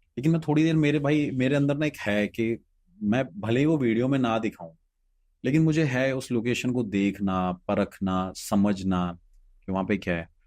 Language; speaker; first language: Hindi; native; Hindi